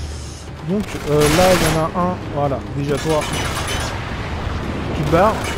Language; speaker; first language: French; native; French